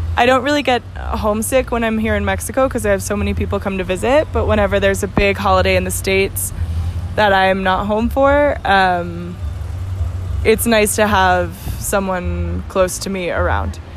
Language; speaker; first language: English; native; English